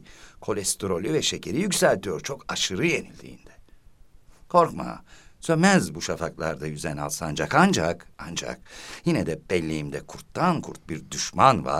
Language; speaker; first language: Turkish; native; Turkish